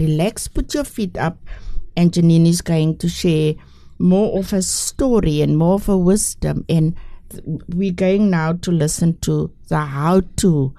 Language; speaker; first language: English; non-native, local second language; Afrikaans